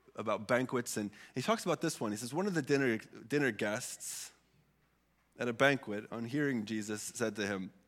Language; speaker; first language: English; early bilingual, other home language; Swedish